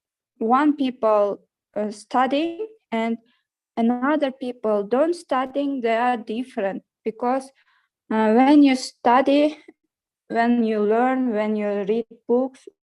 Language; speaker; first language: English; non-native, learner; Russian